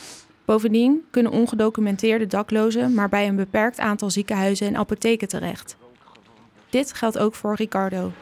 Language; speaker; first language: Dutch; native; Dutch